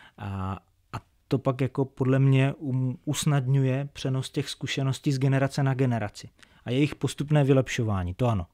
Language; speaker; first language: Czech; native; Czech